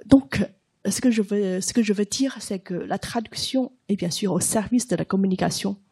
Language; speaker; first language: French; non-native, fluent; Chinese